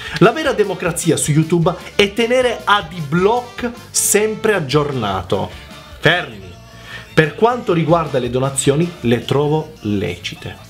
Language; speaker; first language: Italian; early bilingual, other home language; Macedonian